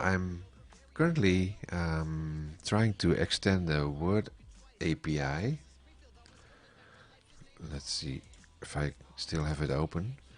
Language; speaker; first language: English; non-native, fluent; Dutch